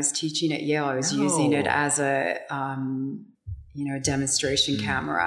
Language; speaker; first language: English; native; English